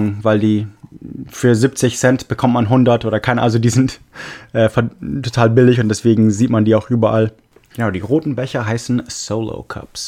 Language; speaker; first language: German; non-native, fluent; English